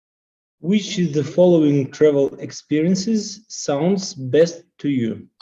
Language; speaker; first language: English; non-native, learner; Russian